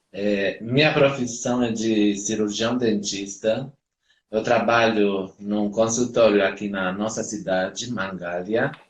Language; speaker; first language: Portuguese; non-native, fluent; Romanian